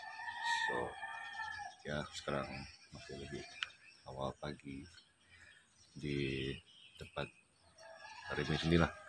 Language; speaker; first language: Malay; non-native, local second language; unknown